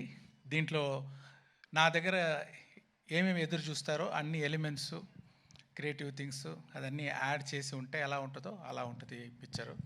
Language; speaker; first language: Telugu; non-native, fluent; Tamil